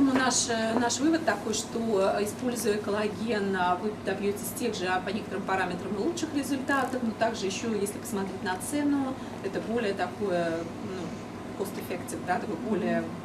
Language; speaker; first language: Russian; native; Russian